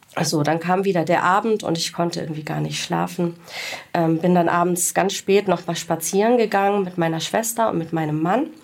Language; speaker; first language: German; early bilingual, other home language; Greek